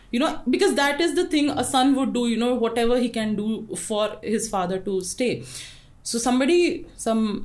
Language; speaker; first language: English; non-native, local second language; Hindi